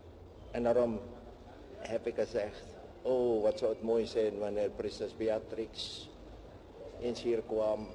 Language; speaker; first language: Dutch; non-native, local second language; Javanese